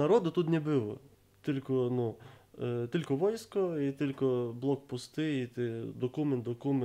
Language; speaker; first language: Polish; non-native, learner; Ukrainian